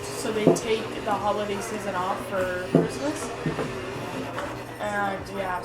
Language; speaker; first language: English; native; English